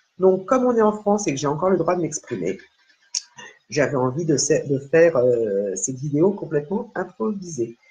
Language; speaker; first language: French; native; French